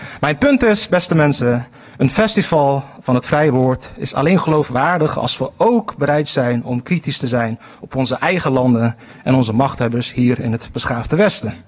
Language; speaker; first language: Dutch; early bilingual, other home language; Turkish